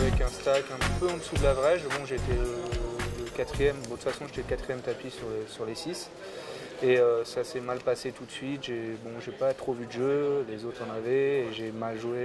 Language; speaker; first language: French; native; French